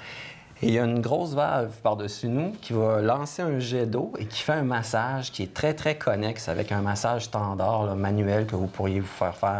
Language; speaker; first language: French; native; French